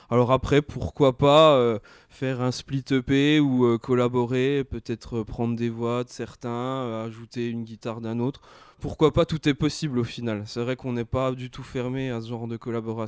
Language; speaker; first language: French; native; French